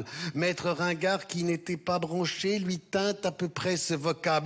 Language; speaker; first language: French; native; French